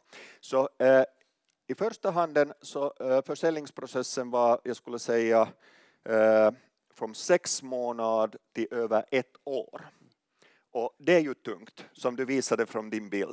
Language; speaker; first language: Swedish; non-native, local second language; Finnish